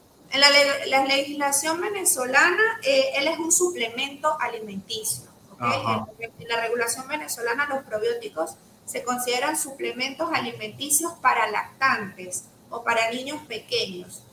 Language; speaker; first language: Spanish; native; Spanish